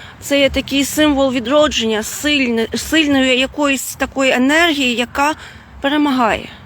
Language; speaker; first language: Ukrainian; non-native, fluent; Lithuanian